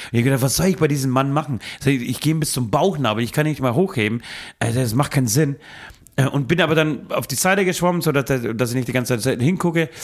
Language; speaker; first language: German; native; German